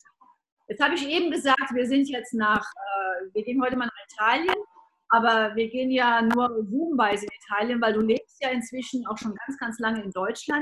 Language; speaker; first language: German; native; German